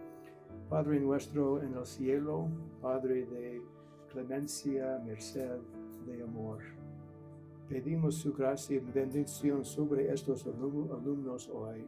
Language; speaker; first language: Spanish; non-native, learner; English